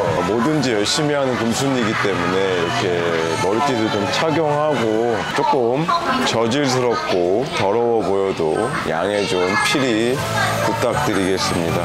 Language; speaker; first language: Korean; native; Korean